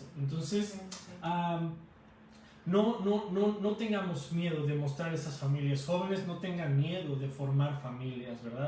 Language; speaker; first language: Spanish; native; Spanish